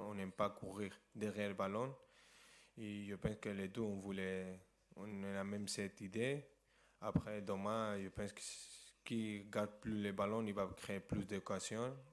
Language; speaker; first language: French; non-native, fluent; Spanish